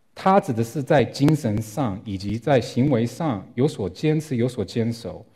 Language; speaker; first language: Chinese; non-native, fluent; English